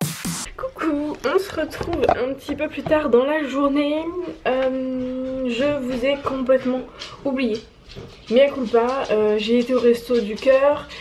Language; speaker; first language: French; native; French